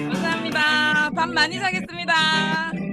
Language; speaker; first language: Korean; native; Korean